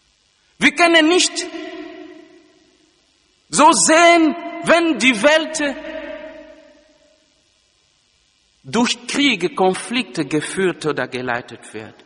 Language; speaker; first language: German; non-native, fluent; Lingala